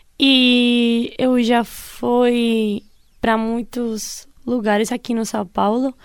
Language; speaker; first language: Portuguese; non-native, fluent; Spanish